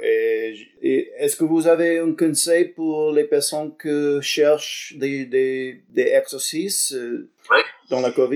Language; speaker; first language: French; non-native, learner; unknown